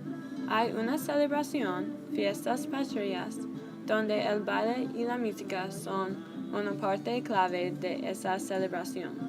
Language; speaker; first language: Spanish; non-native, learner; English